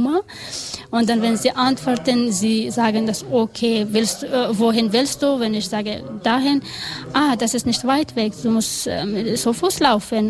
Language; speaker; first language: German; non-native, learner; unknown